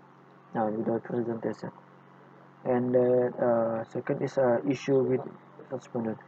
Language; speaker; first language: English; non-native, local second language; Malay